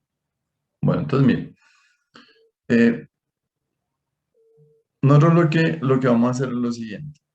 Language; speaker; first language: Spanish; native; Spanish